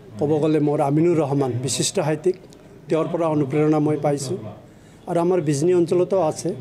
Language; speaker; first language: Assamese; non-native, local second language; Nepali